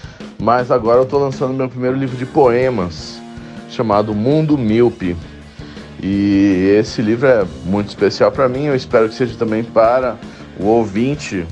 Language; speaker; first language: Portuguese; native; Portuguese